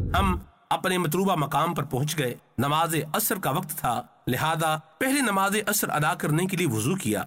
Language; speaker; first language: Urdu; native; Urdu